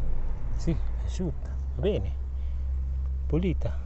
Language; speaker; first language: Italian; non-native, learner; Filipino